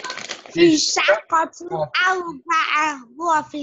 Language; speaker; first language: Arabic; non-native, learner; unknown